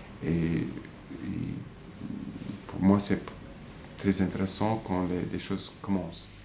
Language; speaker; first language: French; non-native, fluent; English